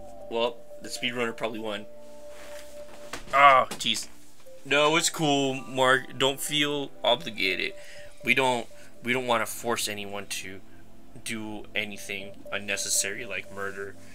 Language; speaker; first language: English; native; English